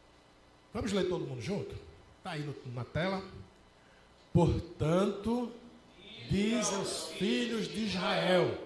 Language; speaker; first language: Portuguese; native; Portuguese